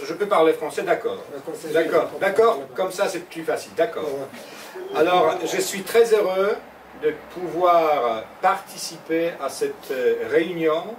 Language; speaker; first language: French; non-native, fluent; Polish